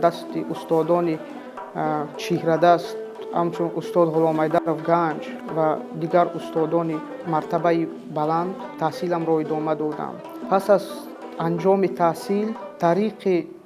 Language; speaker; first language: Persian; non-native, local second language; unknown